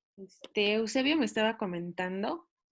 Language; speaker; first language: Spanish; native; Spanish